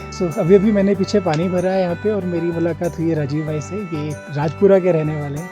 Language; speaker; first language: Hindi; native; Hindi